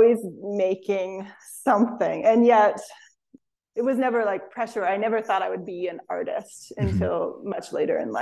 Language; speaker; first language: English; native; English